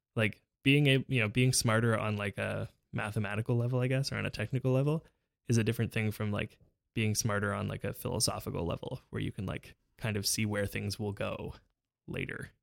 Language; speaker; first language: English; native; English